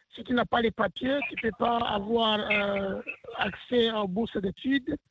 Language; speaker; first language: French; non-native, local second language; Rundi